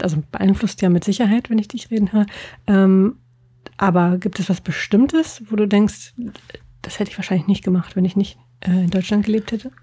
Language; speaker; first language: German; native; German